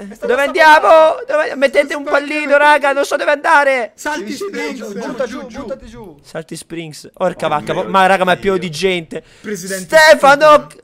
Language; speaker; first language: Italian; native; Italian